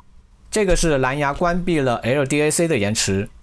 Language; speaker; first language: Chinese; native; Chinese